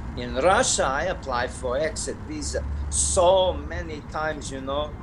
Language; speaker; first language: English; non-native, fluent; Russian